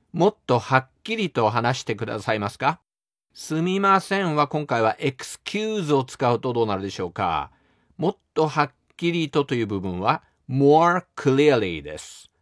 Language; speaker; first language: Japanese; native; Japanese